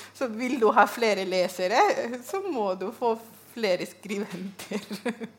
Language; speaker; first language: Norwegian; non-native, fluent; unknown